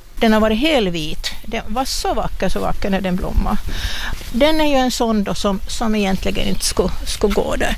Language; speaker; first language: Swedish; native; Swedish